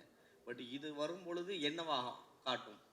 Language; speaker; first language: Tamil; native; Tamil